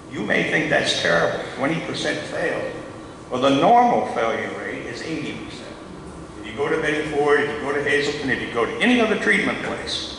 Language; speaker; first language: English; native; English